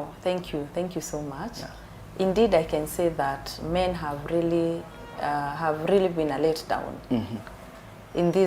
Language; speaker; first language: English; non-native, local second language; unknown